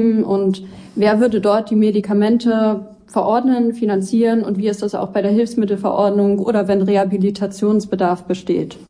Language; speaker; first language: German; native; German